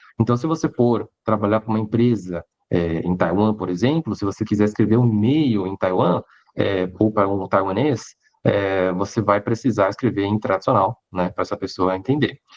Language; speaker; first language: Portuguese; early bilingual, other home language; Hakka Chinese